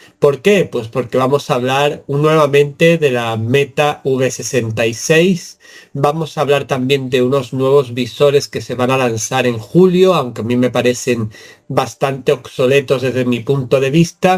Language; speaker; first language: Spanish; native; Spanish